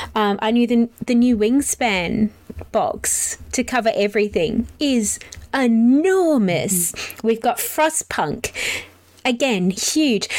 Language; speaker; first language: English; native; English